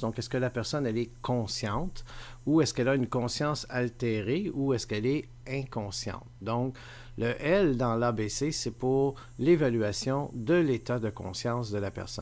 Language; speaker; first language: French; native; French